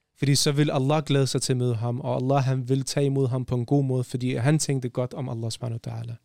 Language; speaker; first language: Danish; early bilingual, other home language; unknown